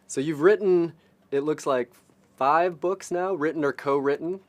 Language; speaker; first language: English; native; English